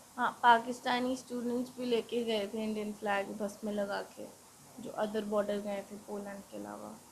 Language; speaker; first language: Hindi; native; Hindi